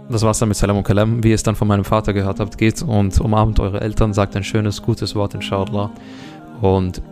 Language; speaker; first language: German; early bilingual, other home language; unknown